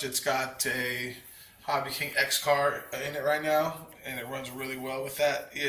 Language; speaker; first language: English; native; English